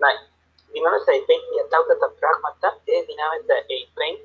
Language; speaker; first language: Greek; non-native, learner; Spanish